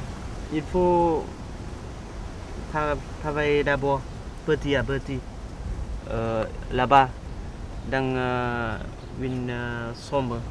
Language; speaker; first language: French; non-native, learner; Vietnamese